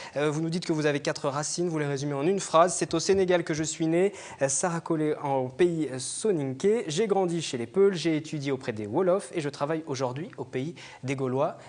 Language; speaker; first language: French; native; French